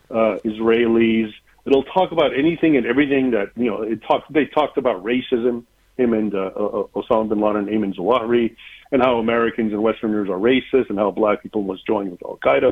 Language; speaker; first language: English; native; English